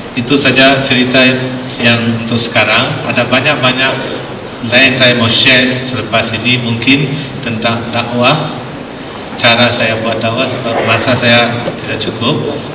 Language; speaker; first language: Malay; non-native, local second language; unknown